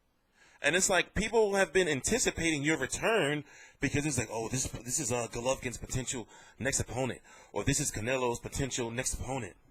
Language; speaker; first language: English; native; English